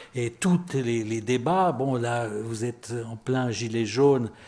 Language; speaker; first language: French; native; French